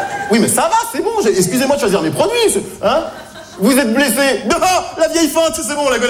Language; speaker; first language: French; native; French